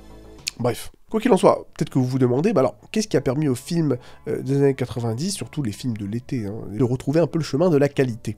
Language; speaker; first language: French; native; French